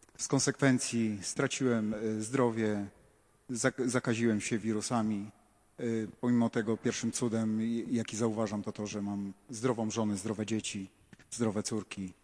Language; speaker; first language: Polish; native; Polish